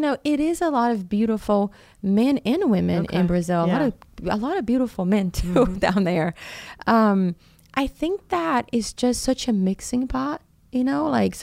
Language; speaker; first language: English; non-native, fluent; Portuguese